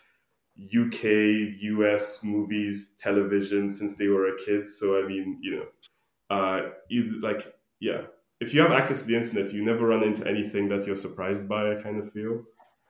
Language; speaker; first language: English; non-native, local second language; Akan